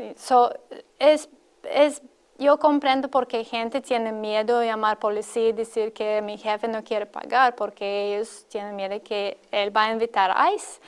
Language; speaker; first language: Spanish; non-native, learner; Latvian